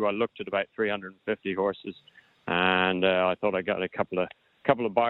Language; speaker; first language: English; native; English